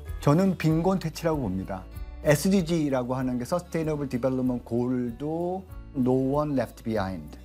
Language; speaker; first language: Korean; native; Korean